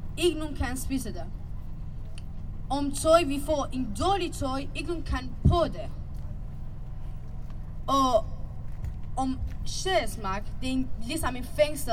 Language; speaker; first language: Danish; early bilingual, other home language; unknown